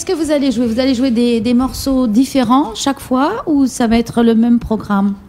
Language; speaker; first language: French; native; French